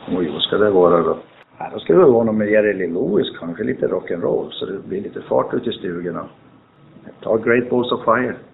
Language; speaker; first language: Swedish; native; Swedish